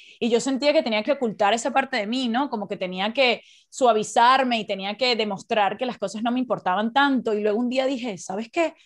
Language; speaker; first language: Spanish; native; Spanish